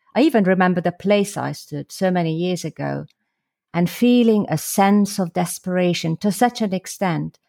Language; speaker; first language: English; non-native, fluent; Slovak